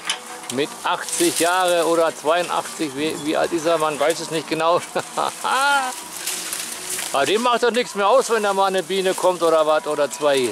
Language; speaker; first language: German; native; German